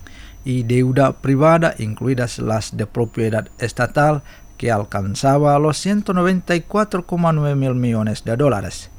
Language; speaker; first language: Spanish; non-native, fluent; Indonesian